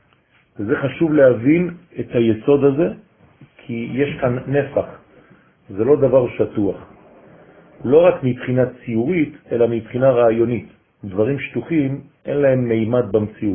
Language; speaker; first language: Hebrew; non-native, fluent; French